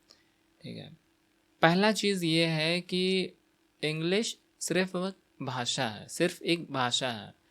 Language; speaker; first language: Hindi; non-native, local second language; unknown